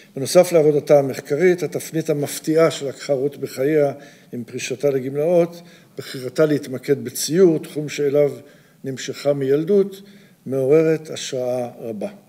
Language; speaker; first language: Hebrew; early bilingual, other home language; English